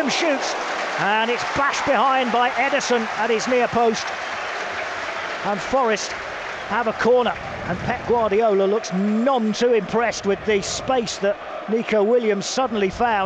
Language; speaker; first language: English; native; English